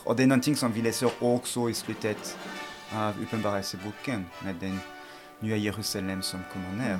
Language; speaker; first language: Swedish; non-native, fluent; French